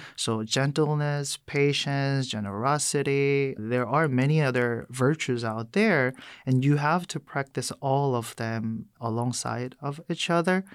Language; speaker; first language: English; non-native, fluent; Korean